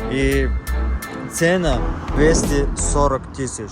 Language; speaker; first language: Russian; non-native, learner; Tajik